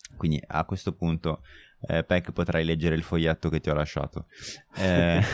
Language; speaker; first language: Italian; native; Italian